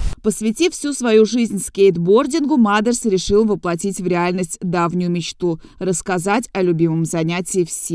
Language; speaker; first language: Russian; native; Russian